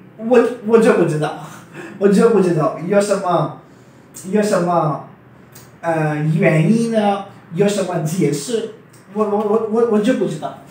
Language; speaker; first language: Chinese; non-native, fluent; Urdu